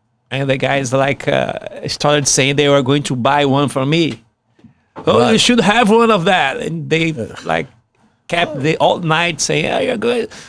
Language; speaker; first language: English; non-native, fluent; Portuguese